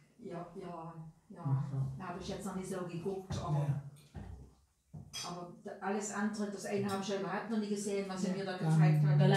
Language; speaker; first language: German; native; German